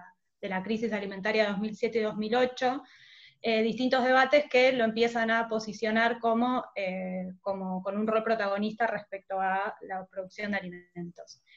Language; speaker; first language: Spanish; native; Spanish